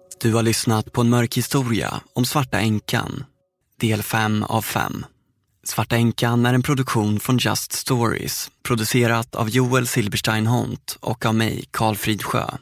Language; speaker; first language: Swedish; native; Swedish